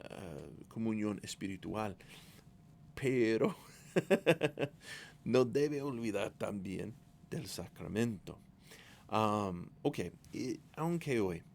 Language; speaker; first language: Spanish; non-native, fluent; English